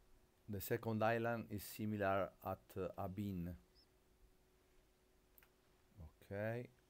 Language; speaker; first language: English; non-native, learner; Italian